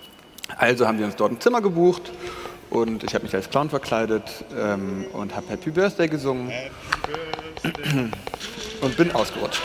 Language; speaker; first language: German; native; German